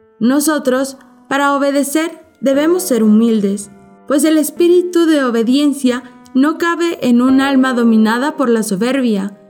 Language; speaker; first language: Spanish; native; Spanish